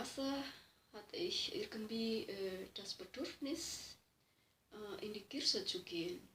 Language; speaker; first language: German; non-native, fluent; Javanese